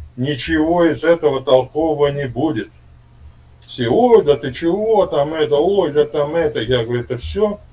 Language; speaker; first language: Russian; native; Russian